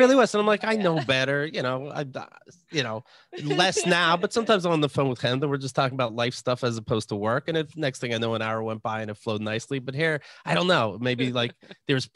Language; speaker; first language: English; native; English